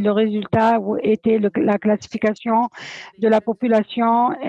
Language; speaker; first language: French; non-native, fluent; English